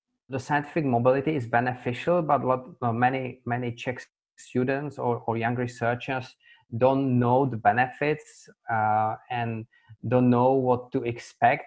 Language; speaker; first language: English; non-native, fluent; Czech